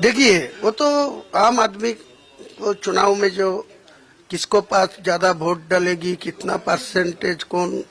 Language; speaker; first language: Hindi; non-native, local second language; Bangla